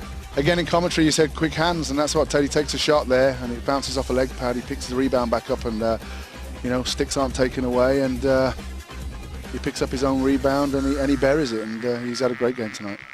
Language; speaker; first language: English; native; English